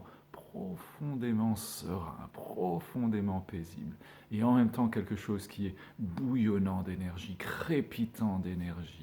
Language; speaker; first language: French; native; French